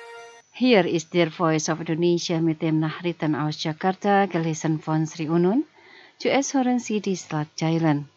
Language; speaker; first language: German; non-native, fluent; Indonesian